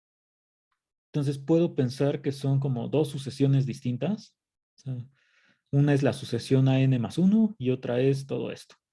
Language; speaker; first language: Spanish; native; Spanish